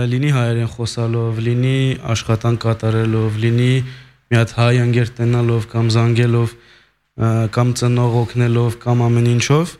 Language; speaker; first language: Armenian; early bilingual, heritage; Armenian